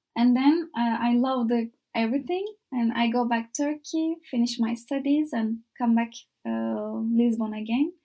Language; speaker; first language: English; non-native, learner; Turkish